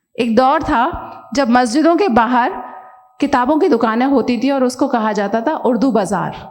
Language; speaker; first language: Hindi; native; Hindi